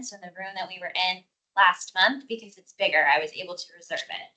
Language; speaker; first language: English; native; English